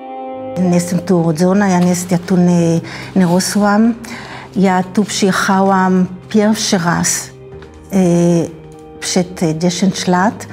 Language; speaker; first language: Polish; early bilingual, heritage; Hebrew